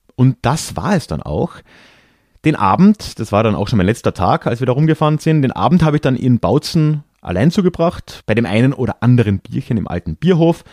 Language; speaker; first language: German; native; German